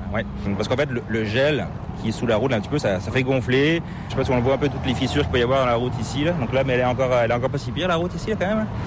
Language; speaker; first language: French; native; French